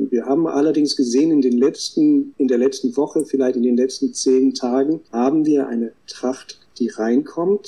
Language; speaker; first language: German; non-native, fluent; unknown